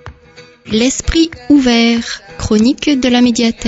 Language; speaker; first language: French; native; French